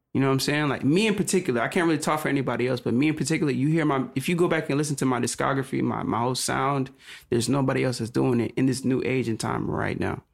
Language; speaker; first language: English; native; English